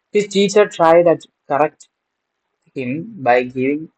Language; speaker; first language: English; non-native, local second language; Malayalam